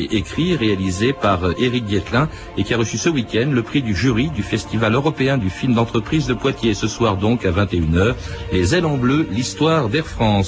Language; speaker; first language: French; native; French